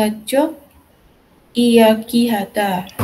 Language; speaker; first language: Korean; non-native, learner; Indonesian